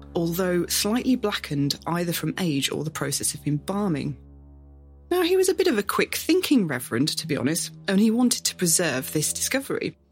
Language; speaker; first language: English; native; English